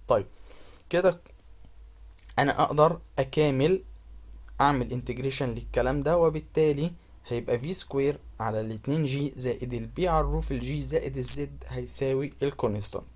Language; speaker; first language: Arabic; native; Arabic